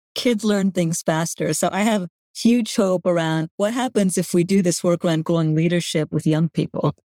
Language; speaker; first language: English; non-native, fluent; Gujarati